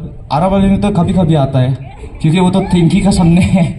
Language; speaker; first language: Hindi; non-native, local second language; Garo